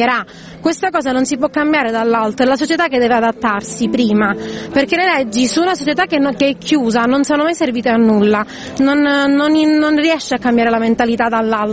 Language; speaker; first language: Italian; native; Italian